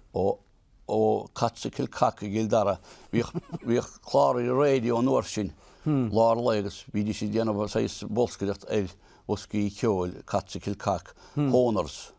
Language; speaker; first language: Irish; native; Irish